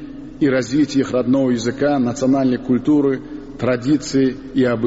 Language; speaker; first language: Russian; non-native, local second language; Uzbek